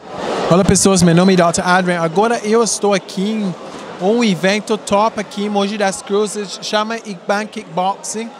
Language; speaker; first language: Portuguese; non-native, learner; English